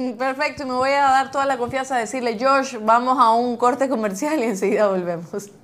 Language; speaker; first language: Spanish; native; Spanish